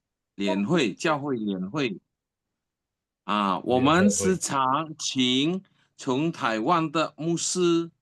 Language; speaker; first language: Chinese; early bilingual, heritage; Chinese